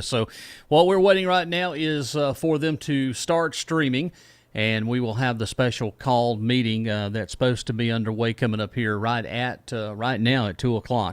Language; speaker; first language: English; native; English